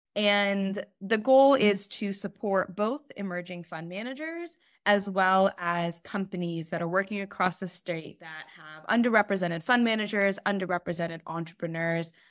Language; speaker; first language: English; native; English